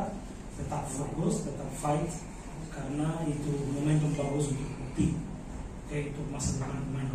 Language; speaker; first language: Indonesian; non-native, fluent; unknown